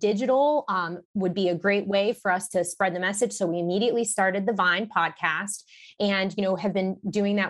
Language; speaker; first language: English; native; English